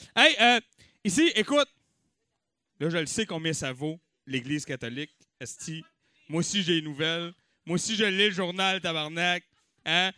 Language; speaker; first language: French; native; French